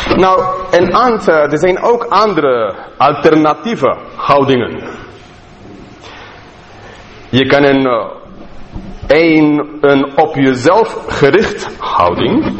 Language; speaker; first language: Dutch; non-native, fluent; English